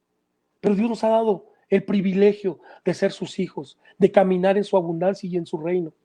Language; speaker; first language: Spanish; native; Spanish